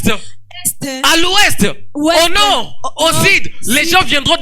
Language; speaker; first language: French; non-native, local second language; Swahili